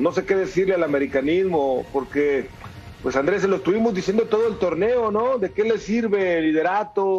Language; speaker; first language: Spanish; native; Spanish